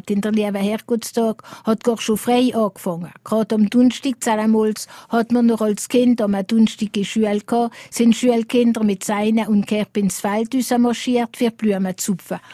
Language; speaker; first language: German; non-native, local second language; Swiss German